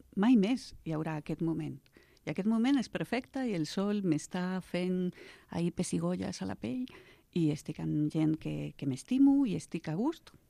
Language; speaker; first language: Catalan; non-native, local second language; Spanish